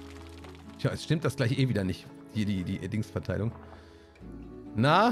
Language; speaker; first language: German; native; German